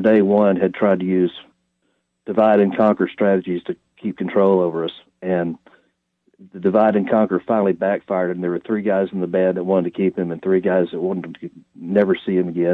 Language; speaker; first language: English; native; English